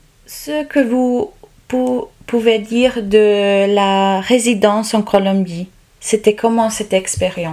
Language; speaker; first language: French; non-native, local second language; Italian